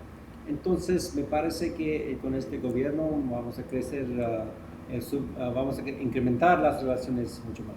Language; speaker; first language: Spanish; non-native, fluent; Hindi